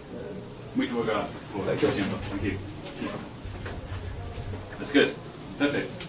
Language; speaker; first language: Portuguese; non-native, learner; English